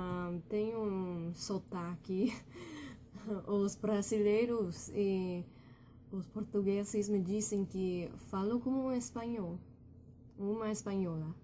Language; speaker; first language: Portuguese; non-native, learner; English